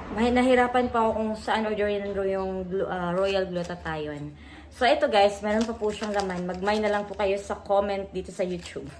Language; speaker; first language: Filipino; non-native, local second language; Cebuano